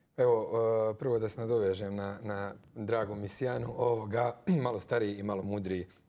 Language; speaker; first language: Bosnian; native; Bosnian